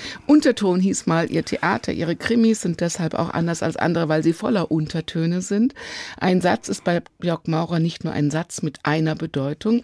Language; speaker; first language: German; native; German